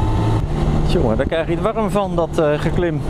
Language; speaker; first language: Dutch; native; Dutch